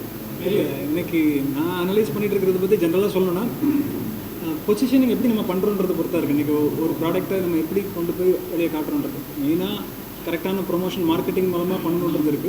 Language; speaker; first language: Tamil; native; Tamil